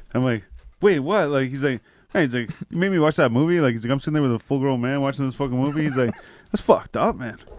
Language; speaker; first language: English; native; English